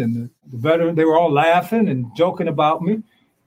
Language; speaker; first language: English; early bilingual, other home language; Spanish